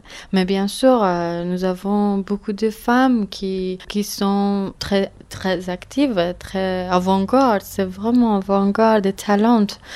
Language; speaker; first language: French; non-native, learner; Persian